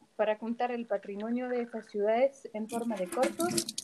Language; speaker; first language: Spanish; non-native, fluent; French